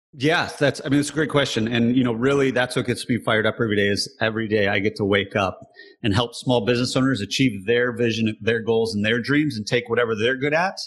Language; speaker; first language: English; native; English